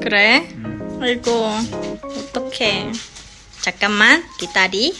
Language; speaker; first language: Korean; non-native, local second language; Vietnamese